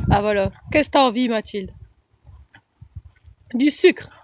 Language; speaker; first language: French; native; French